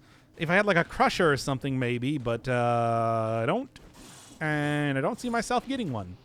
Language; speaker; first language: English; native; English